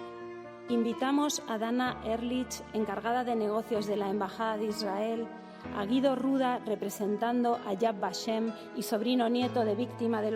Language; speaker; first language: Spanish; native; Spanish